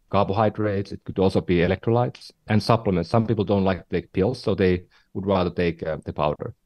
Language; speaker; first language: English; non-native, fluent; Finnish